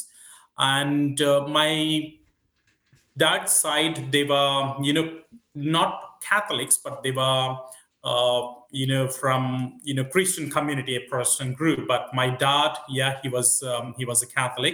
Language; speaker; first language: English; non-native, local second language; Telugu